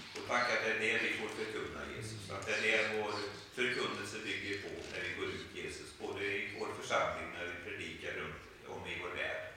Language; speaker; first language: Swedish; native; Swedish